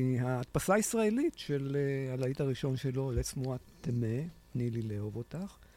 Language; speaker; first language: Hebrew; native; Hebrew